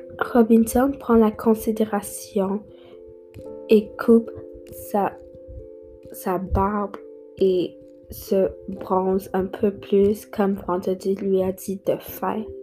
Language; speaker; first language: French; non-native, learner; English